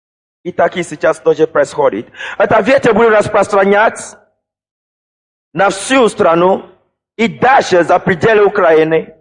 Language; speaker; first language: Russian; non-native, fluent; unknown